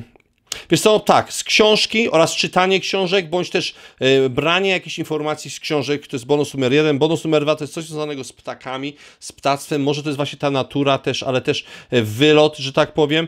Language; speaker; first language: Polish; native; Polish